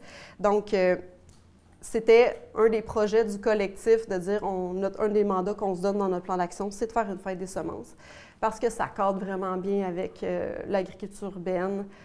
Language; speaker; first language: French; native; French